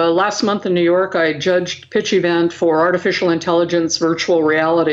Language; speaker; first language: English; native; English